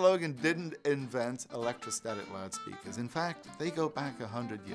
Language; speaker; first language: English; native; English